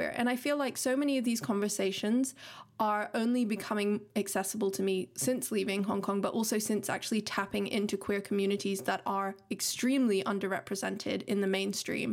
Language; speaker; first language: English; non-native, local second language; Cantonese